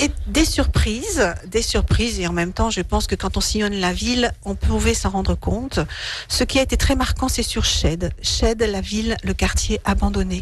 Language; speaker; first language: French; native; French